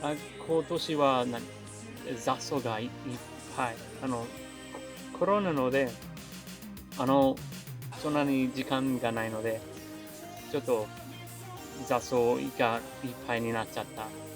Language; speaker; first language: Japanese; non-native, learner; English